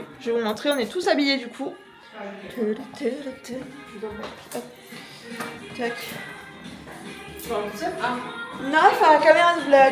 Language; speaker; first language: French; native; French